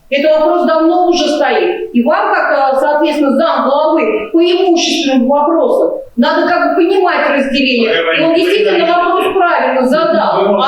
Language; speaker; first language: Russian; native; Russian